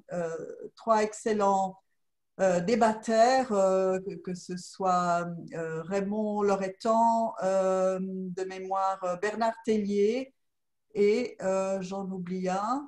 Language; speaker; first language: French; native; French